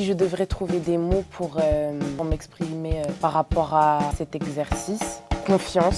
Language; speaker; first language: French; native; French